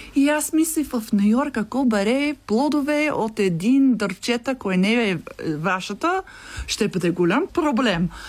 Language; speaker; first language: Bulgarian; non-native, learner; English